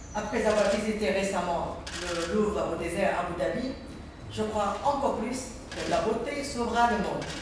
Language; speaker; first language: French; non-native, fluent; Chinese